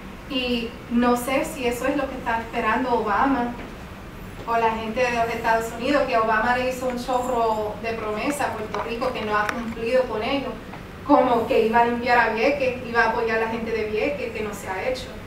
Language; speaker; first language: Spanish; early bilingual, heritage; Spanish